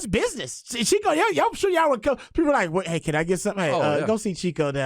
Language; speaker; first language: English; native; English